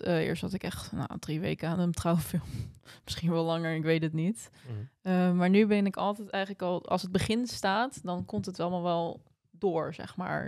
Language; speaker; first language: Dutch; native; Dutch